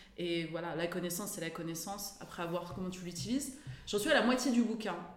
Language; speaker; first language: French; native; French